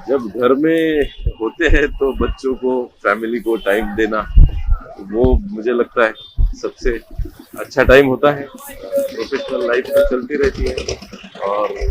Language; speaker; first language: Hindi; non-native, local second language; Marathi